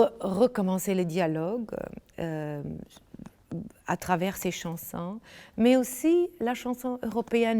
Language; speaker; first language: French; non-native, fluent; German